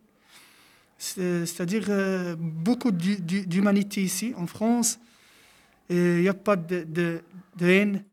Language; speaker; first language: French; non-native, local second language; Arabic